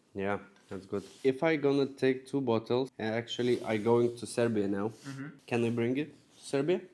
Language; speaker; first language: English; non-native, learner; Lithuanian